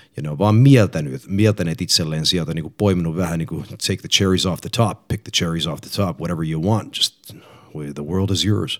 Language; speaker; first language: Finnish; early bilingual, heritage; English